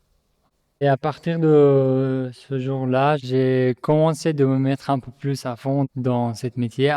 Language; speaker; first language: French; non-native, fluent; Persian